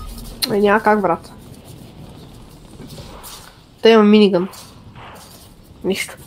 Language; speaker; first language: Bulgarian; native; Bulgarian